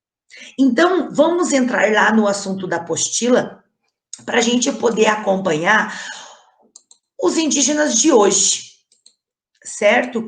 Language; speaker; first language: Portuguese; native; Portuguese